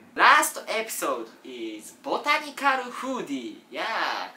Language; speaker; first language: English; non-native, learner; Japanese